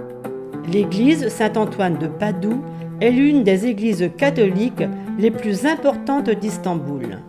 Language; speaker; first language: French; native; French